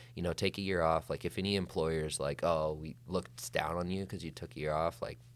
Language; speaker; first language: English; native; English